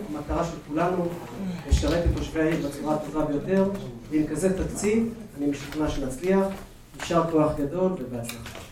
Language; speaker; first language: Hebrew; native; Hebrew